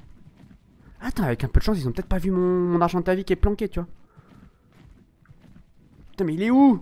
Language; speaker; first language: French; native; French